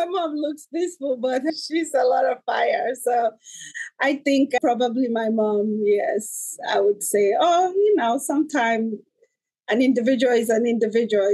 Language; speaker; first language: English; non-native, local second language; Igbo